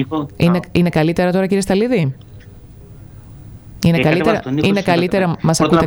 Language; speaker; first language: Greek; native; Greek